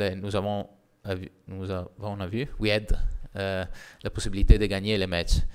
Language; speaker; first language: French; non-native, learner; Italian